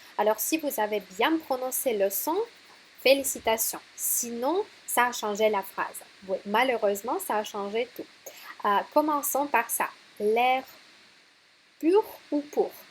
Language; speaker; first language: French; non-native, fluent; Russian